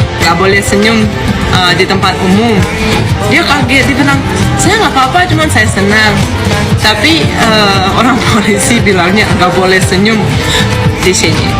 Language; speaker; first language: Indonesian; non-native, fluent; Russian